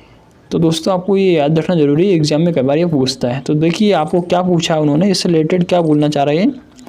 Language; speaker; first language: Hindi; native; Hindi